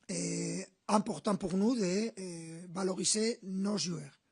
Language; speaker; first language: French; non-native, learner; Spanish